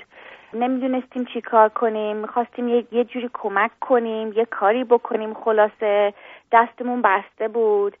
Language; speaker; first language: Persian; early bilingual, heritage; Persian